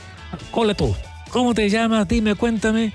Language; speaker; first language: Spanish; native; Spanish